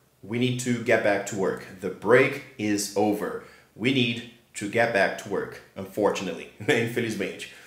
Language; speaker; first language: English; non-native, fluent; Portuguese